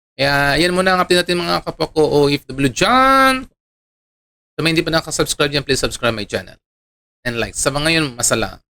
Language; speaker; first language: Filipino; non-native, local second language; Iloko